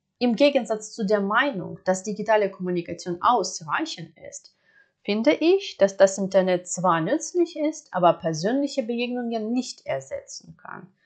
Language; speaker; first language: German; non-native, fluent; Ukrainian